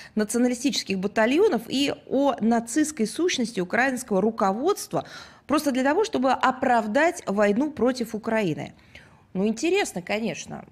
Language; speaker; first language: Russian; native; Russian